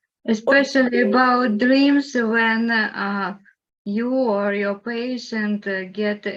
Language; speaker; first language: English; non-native, learner; Russian